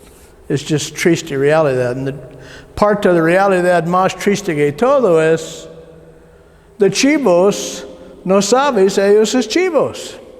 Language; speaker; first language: Spanish; non-native, learner; English